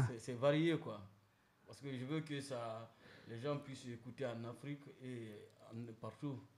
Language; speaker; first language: French; non-native, local second language; Mandingo